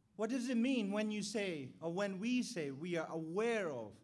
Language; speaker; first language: English; non-native, fluent; Burmese